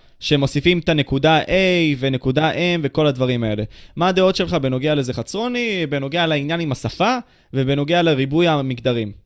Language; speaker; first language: Hebrew; native; Hebrew